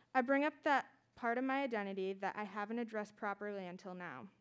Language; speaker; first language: English; native; English